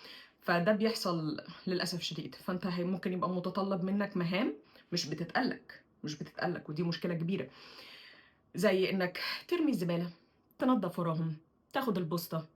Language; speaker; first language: Arabic; native; Arabic